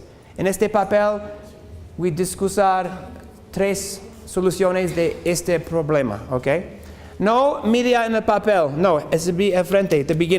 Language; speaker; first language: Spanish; non-native, learner; English